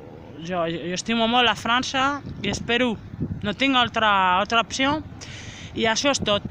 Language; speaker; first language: Catalan; non-native, local second language; Spanish